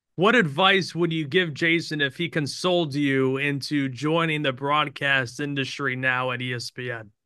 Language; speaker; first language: English; native; English